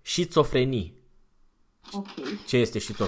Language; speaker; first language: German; non-native, fluent; Romanian